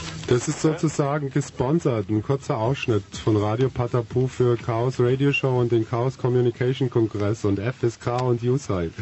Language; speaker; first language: German; native; German